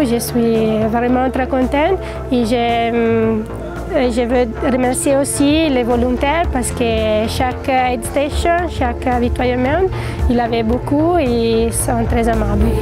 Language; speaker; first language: French; non-native, learner; Spanish